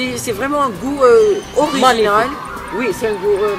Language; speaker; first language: French; non-native, learner; English